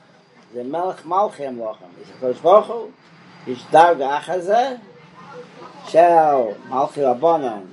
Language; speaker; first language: Hebrew; non-native, fluent; English